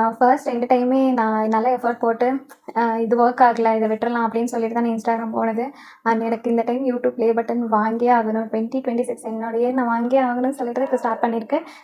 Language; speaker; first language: Tamil; non-native, local second language; Malayalam